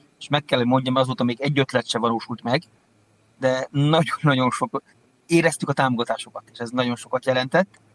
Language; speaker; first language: Hungarian; native; Hungarian